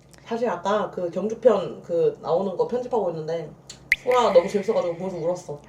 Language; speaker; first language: Korean; native; Korean